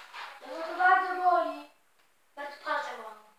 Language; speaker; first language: Polish; early bilingual, heritage; Polish